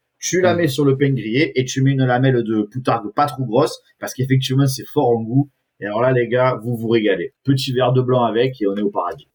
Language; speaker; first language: French; native; French